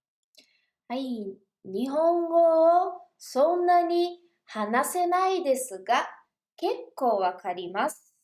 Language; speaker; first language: Japanese; non-native, learner; Portuguese